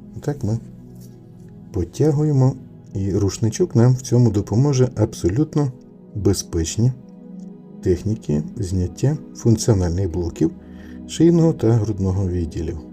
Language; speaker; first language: Ukrainian; native; Ukrainian